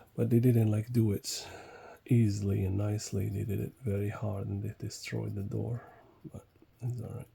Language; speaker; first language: English; non-native, fluent; Arabic